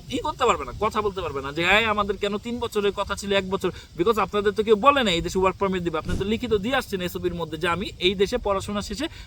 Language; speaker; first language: Bangla; native; Bangla